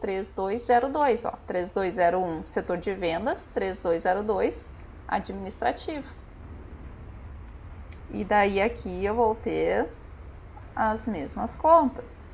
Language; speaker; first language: Portuguese; native; Portuguese